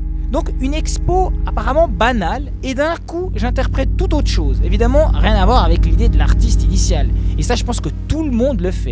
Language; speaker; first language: French; native; French